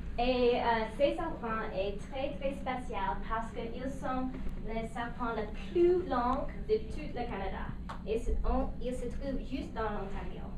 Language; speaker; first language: French; non-native, local second language; English